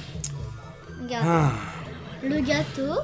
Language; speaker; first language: French; early bilingual, heritage; French